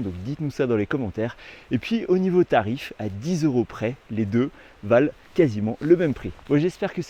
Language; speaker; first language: French; native; French